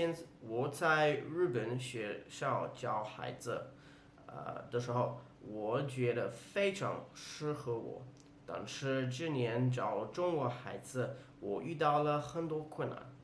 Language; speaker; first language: Chinese; non-native, fluent; English